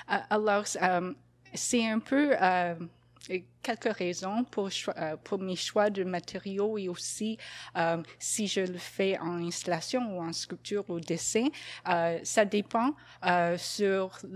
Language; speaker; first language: French; non-native, fluent; English